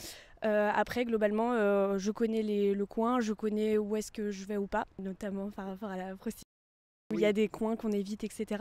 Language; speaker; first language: French; native; French